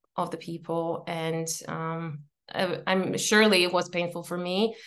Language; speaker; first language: English; non-native, fluent; Polish